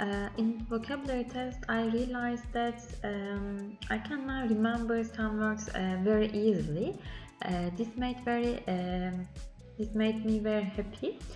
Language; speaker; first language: English; non-native, learner; Turkish